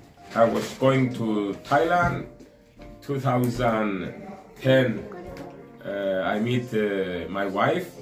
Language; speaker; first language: English; non-native, learner; Greek